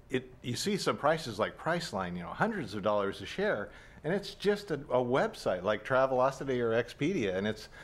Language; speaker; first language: English; native; English